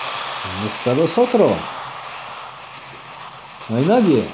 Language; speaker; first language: Spanish; non-native, learner; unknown